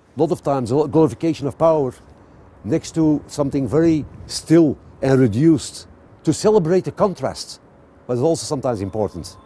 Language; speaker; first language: English; non-native, fluent; Dutch